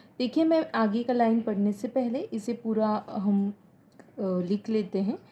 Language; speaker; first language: Hindi; non-native, local second language; Marathi